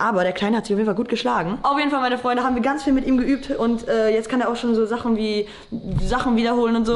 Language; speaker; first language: German; native; German